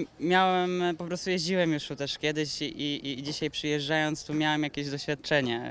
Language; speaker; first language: Polish; native; Polish